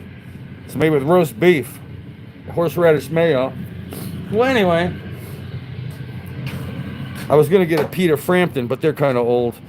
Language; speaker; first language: English; native; English